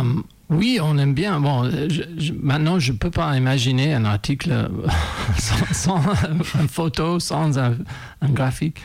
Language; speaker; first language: French; non-native, fluent; English